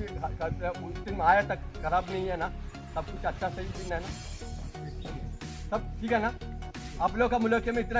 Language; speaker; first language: Hindi; non-native, local second language; Malayalam